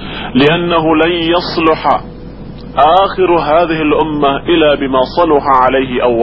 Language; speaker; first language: Arabic; non-native, fluent; Indonesian